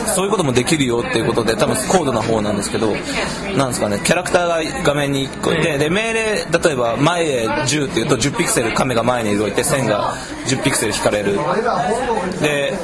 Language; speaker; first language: Japanese; native; Japanese